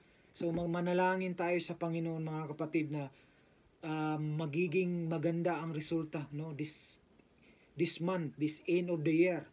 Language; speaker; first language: Filipino; native; Filipino